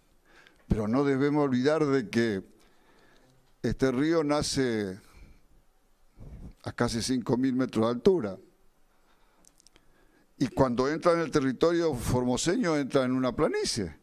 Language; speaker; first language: Spanish; native; Spanish